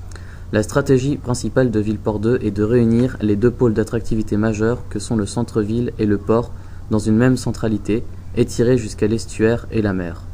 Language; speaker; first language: French; native; French